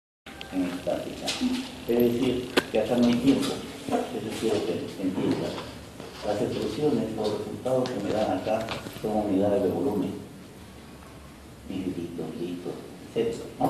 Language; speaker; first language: Spanish; native; Spanish